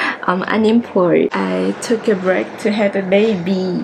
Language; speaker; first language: English; non-native, fluent; Vietnamese